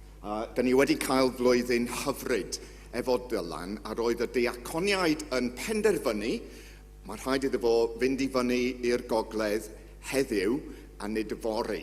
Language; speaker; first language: Welsh; non-native, fluent; English